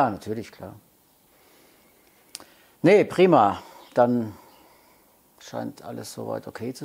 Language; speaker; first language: German; native; German